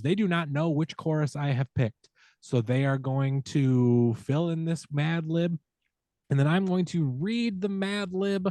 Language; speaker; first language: English; native; English